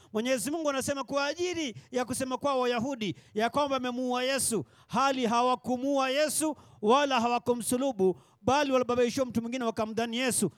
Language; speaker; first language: Swahili; native; Swahili